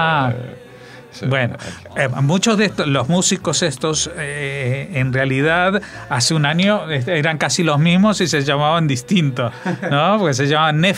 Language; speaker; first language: Spanish; native; Spanish